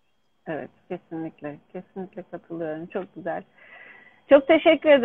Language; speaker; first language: Turkish; native; Turkish